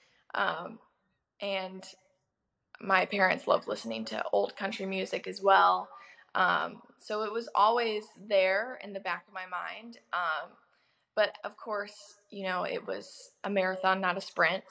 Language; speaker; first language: English; native; English